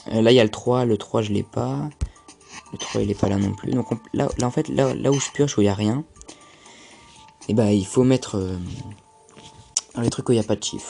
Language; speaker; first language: French; native; French